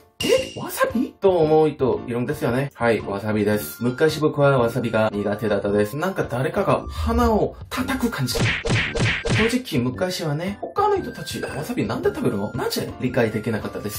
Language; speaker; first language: Japanese; non-native, fluent; Korean